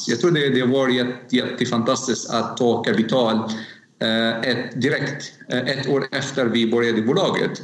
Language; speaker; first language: Swedish; non-native, fluent; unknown